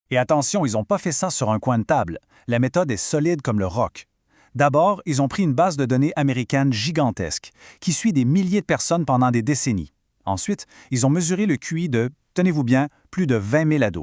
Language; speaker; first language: French; native; French